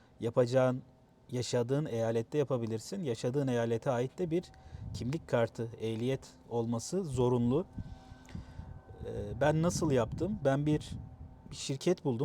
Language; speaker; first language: Turkish; native; Turkish